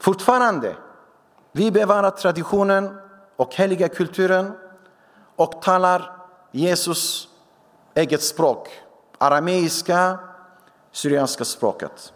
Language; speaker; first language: Swedish; non-native, fluent; Syriac